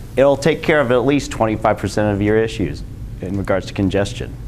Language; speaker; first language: English; native; English